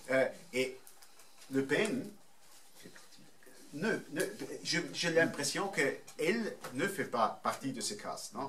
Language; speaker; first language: French; non-native, fluent; German